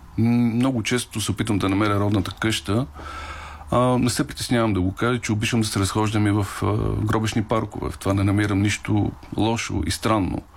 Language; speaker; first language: Bulgarian; native; Bulgarian